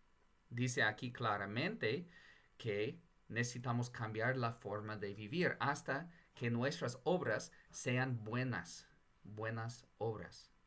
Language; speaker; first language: Spanish; non-native, fluent; English